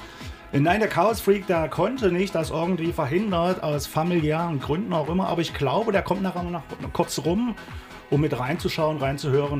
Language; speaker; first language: German; native; German